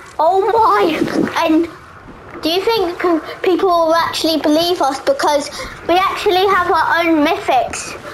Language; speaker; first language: English; native; English